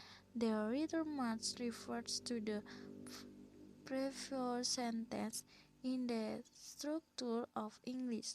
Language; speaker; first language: English; non-native, learner; Indonesian